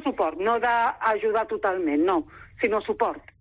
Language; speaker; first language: Catalan; non-native, local second language; Spanish